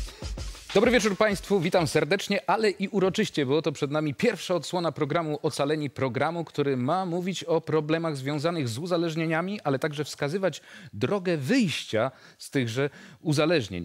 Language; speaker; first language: Polish; native; Polish